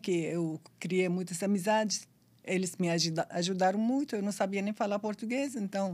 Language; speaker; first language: Portuguese; non-native, fluent; Arabic